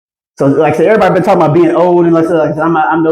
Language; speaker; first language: English; native; English